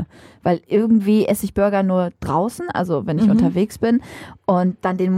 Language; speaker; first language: German; native; German